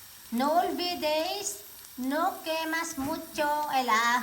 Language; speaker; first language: Spanish; non-native, fluent; Filipino